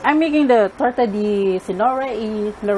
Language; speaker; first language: English; non-native, local second language; Cebuano